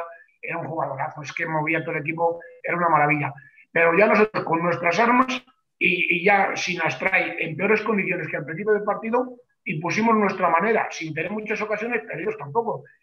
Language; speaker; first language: Spanish; native; Spanish